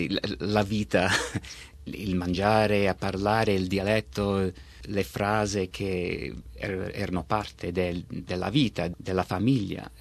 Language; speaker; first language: Italian; early bilingual, heritage; Italian